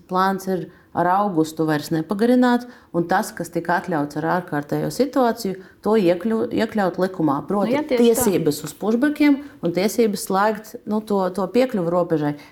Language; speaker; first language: Latvian; non-native, local second language; Russian